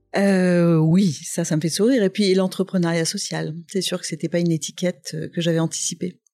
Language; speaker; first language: French; non-native, local second language; Arabic